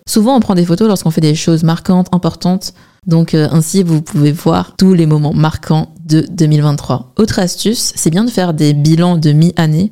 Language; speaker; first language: French; early bilingual, other home language; Chinese